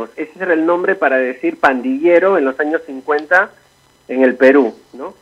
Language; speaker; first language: Spanish; native; Spanish